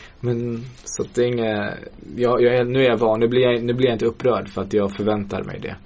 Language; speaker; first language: Swedish; early bilingual, other home language; Kurdish